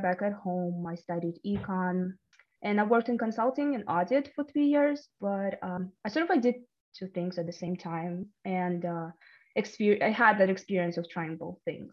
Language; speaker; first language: English; non-native, fluent; Russian